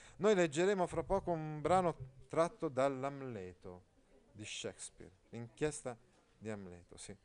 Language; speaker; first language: Italian; native; Italian